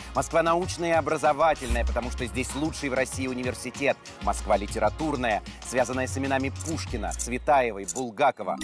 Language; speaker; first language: Russian; native; Russian